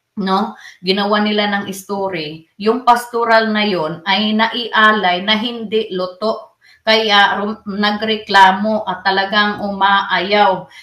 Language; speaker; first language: Filipino; non-native, local second language; Cebuano